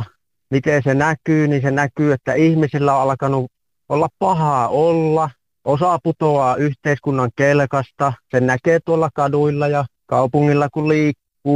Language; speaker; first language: Finnish; native; Finnish